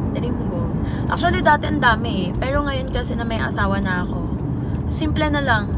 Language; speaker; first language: Filipino; non-native, local second language; Waray